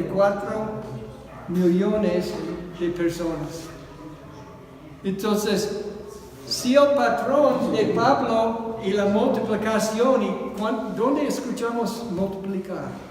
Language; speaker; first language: Spanish; non-native, fluent; English